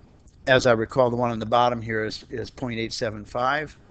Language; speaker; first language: English; native; English